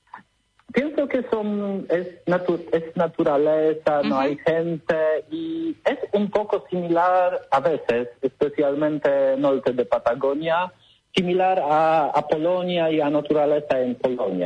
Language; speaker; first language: Spanish; non-native, learner; Polish